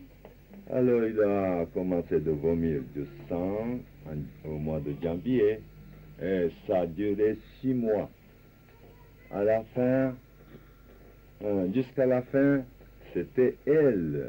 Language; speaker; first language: French; non-native, fluent; Japanese